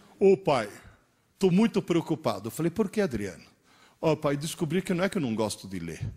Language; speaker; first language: Portuguese; early bilingual, other home language; Italian